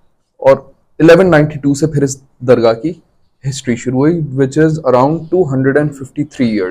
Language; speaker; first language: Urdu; non-native, local second language; Sindhi